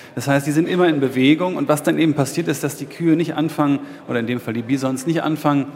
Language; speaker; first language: German; native; German